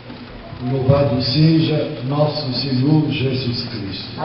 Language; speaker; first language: Portuguese; non-native, fluent; Italian